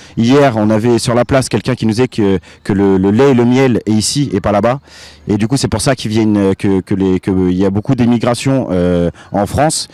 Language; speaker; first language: French; native; French